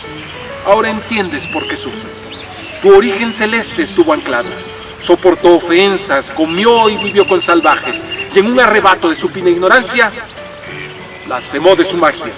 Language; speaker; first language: Spanish; native; Spanish